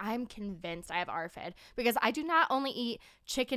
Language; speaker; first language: English; native; English